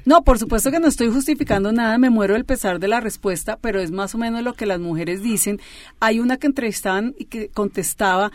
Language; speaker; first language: Spanish; native; Spanish